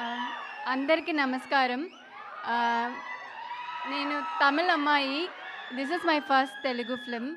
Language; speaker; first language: Telugu; non-native, learner; Tamil